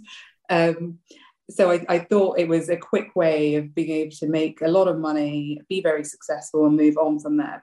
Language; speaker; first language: English; native; English